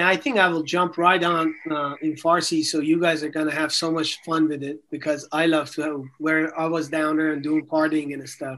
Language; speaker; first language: English; non-native, fluent; Persian